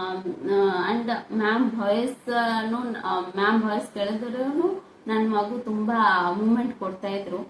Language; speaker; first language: Kannada; non-native, local second language; Odia